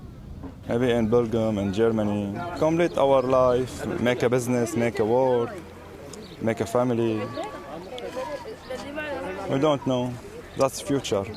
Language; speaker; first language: English; non-native, learner; Arabic